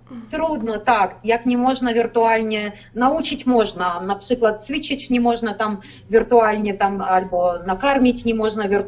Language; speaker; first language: Polish; non-native, learner; Ukrainian